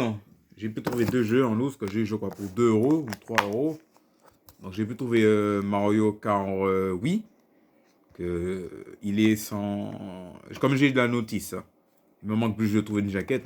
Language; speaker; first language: French; native; French